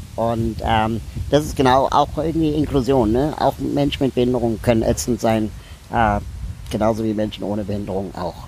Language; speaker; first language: German; native; German